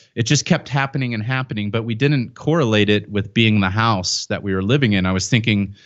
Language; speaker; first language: English; native; English